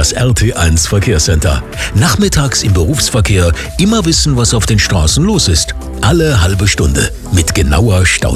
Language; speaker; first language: German; native; German